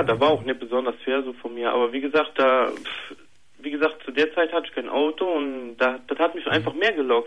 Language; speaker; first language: German; native; German